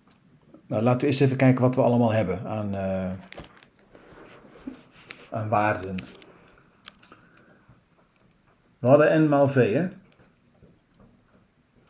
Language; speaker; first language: Dutch; native; Dutch